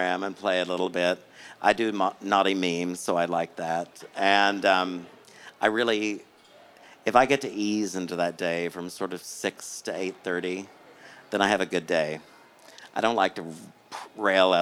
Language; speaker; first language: English; native; English